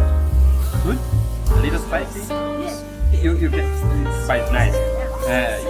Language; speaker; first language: English; non-native, learner; Chinese